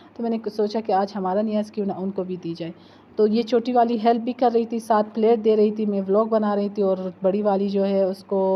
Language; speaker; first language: Urdu; native; Urdu